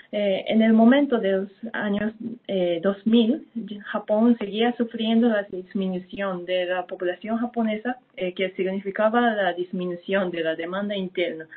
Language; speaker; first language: Spanish; non-native, fluent; Japanese